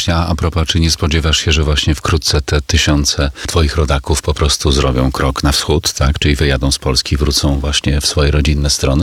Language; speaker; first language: Polish; native; Polish